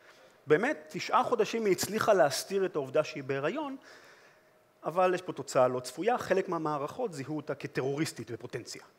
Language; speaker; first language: Hebrew; native; Hebrew